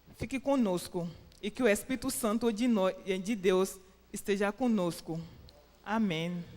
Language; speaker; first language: Portuguese; non-native, fluent; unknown